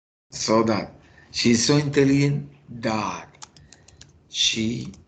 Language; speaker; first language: English; non-native, fluent; Spanish